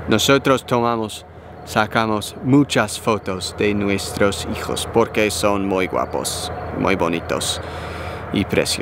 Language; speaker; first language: Spanish; non-native, learner; English